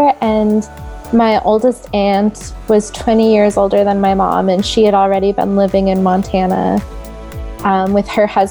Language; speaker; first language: English; native; English